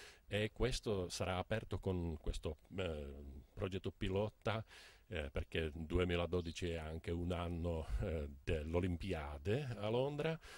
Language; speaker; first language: Italian; non-native, fluent; Czech